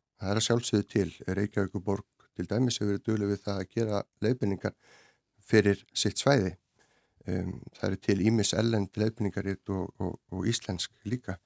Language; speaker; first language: Icelandic; native; Icelandic